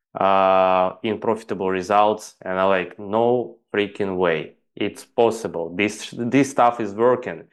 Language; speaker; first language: English; non-native, fluent; Ukrainian